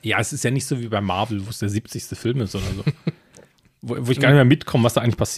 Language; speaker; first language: German; native; German